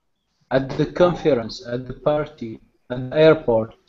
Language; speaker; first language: English; non-native, learner; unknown